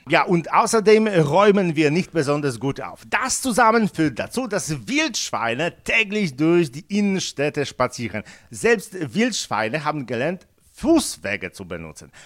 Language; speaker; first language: German; non-native, fluent; Polish